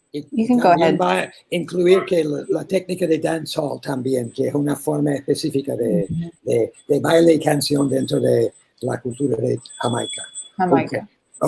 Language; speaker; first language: Spanish; non-native, learner; English